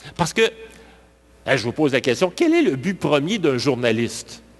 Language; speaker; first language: French; native; French